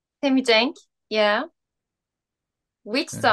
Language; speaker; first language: English; non-native, learner; Turkish